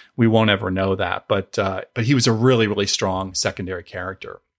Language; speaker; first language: English; native; English